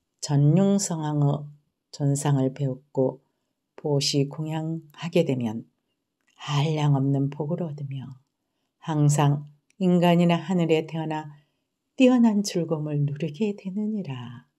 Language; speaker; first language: Korean; native; Korean